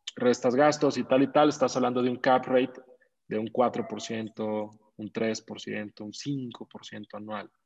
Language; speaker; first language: Spanish; native; Spanish